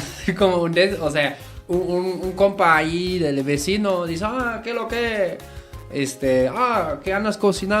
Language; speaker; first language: Spanish; non-native, fluent; German